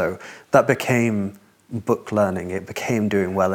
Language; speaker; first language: English; native; English